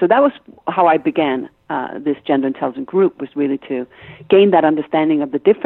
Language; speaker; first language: English; non-native, fluent; Danish